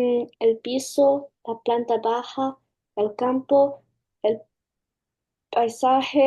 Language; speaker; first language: Spanish; non-native, learner; English